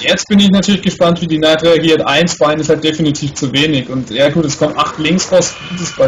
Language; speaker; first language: German; native; German